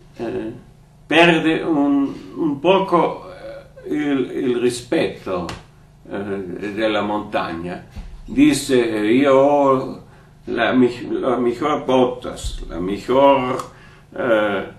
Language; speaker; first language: Italian; non-native, fluent; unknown